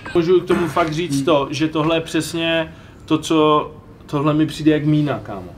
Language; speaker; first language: Czech; native; Czech